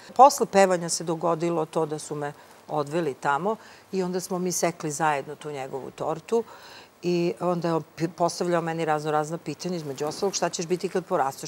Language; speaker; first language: Serbian; native; Serbian